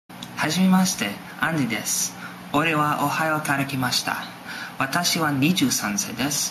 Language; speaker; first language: Japanese; non-native, learner; English